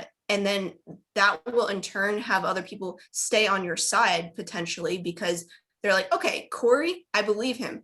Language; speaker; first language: English; native; English